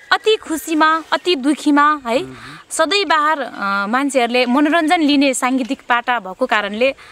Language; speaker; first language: Nepali; native; Nepali